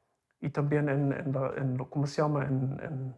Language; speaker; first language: Spanish; non-native, local second language; German